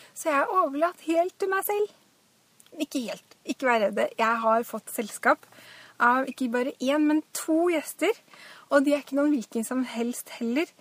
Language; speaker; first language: Norwegian; native; Norwegian